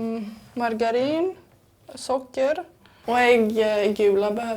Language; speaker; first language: Swedish; early bilingual, other home language; Serbian